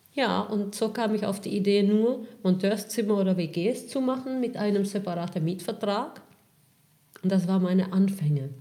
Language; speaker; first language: German; non-native, fluent; Czech